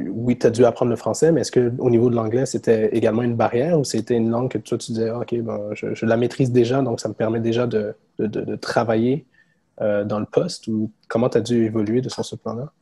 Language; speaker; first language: French; native; French